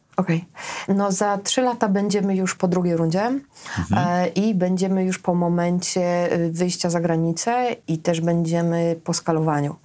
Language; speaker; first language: Polish; native; Polish